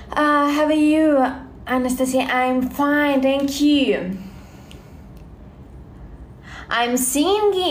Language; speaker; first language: English; non-native, learner; Russian